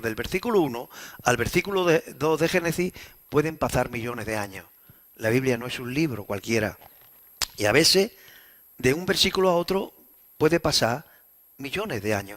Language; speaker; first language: Spanish; native; Spanish